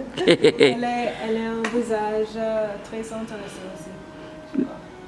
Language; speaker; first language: French; non-native, learner; English